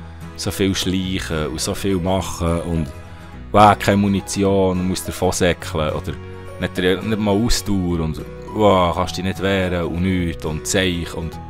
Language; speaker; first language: German; native; German